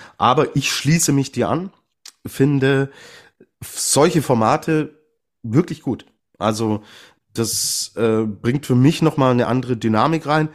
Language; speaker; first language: German; native; German